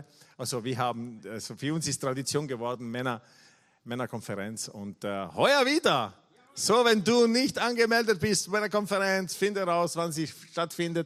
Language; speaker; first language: German; non-native, fluent; Italian